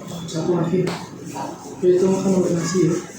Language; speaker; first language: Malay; non-native, local second language; Javanese